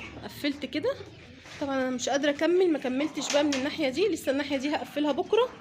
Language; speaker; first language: Arabic; native; Arabic